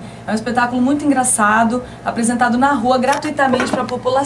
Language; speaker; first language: Portuguese; native; Portuguese